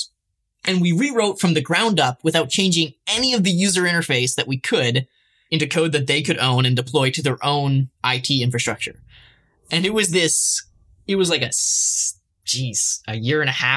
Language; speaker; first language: English; native; English